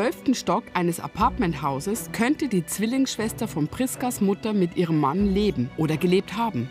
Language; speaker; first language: German; native; German